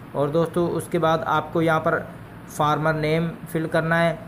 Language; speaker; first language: Hindi; native; Hindi